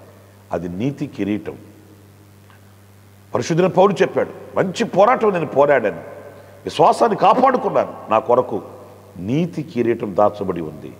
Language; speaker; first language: Telugu; native; Telugu